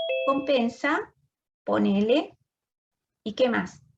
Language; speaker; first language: Spanish; native; Spanish